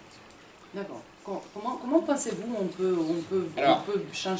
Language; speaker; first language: French; non-native, fluent; Ukrainian